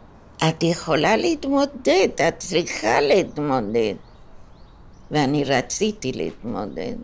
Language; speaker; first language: Hebrew; non-native, fluent; Spanish